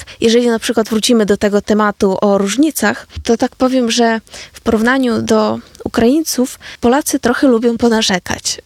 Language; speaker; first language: Polish; non-native, fluent; Ukrainian